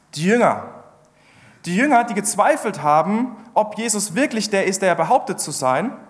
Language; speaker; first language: German; native; German